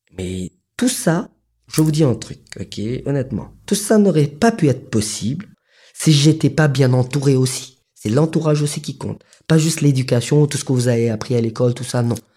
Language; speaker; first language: French; non-native, local second language; Morisyen